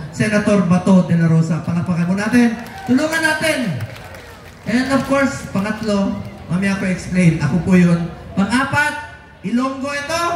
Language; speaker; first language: Filipino; non-native, local second language; Cebuano